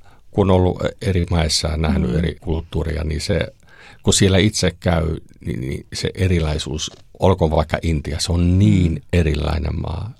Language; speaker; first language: Finnish; non-native, fluent; German